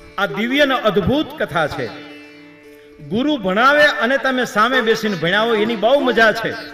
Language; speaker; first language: Gujarati; native; Gujarati